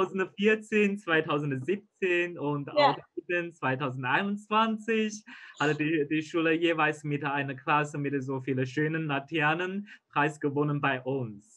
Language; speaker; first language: German; non-native, fluent; Chinese